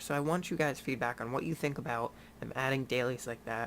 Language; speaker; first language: English; native; English